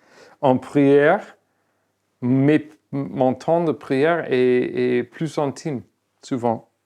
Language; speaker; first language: French; non-native, fluent; English